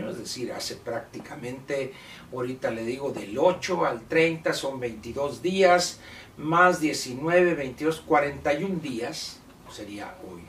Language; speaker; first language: Spanish; native; Spanish